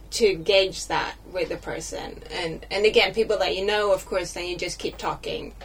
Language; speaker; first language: English; non-native, fluent; Swedish